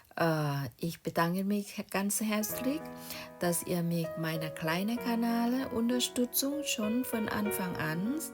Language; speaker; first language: German; non-native, learner; Thai